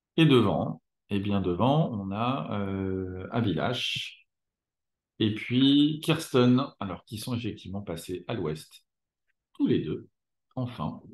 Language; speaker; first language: French; native; French